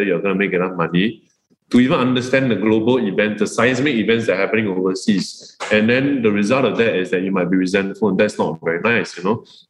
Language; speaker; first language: English; non-native, local second language; Chinese